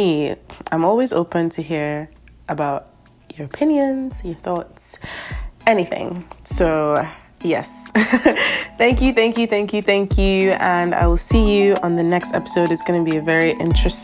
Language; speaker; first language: English; non-native, local second language; Yoruba